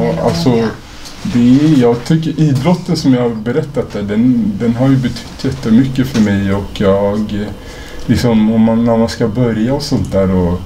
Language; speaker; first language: Swedish; native; Swedish